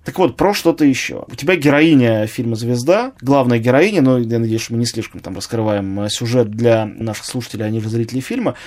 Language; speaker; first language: Russian; native; Russian